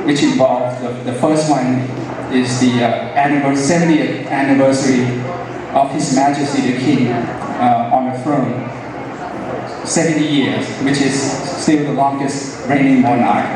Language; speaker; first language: English; non-native, fluent; Thai